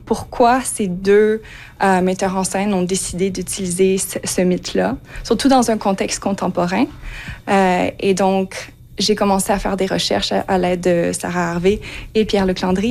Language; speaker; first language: French; non-native, local second language; English